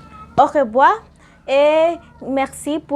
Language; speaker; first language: French; non-native, learner; Spanish